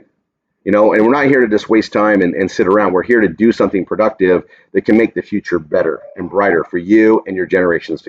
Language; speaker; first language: English; native; English